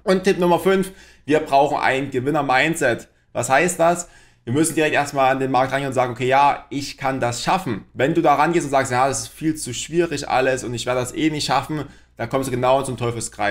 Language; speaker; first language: German; native; German